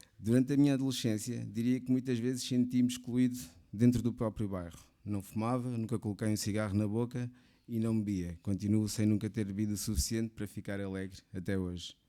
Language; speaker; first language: Portuguese; early bilingual, other home language; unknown